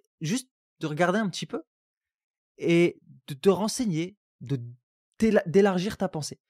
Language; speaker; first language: French; non-native, local second language; Arabic